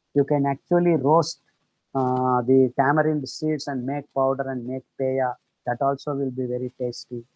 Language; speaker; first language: English; non-native, local second language; Kannada